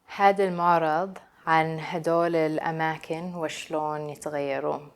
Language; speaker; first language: Arabic; early bilingual, other home language; English